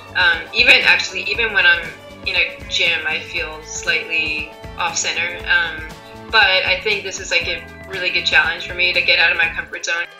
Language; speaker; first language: English; native; English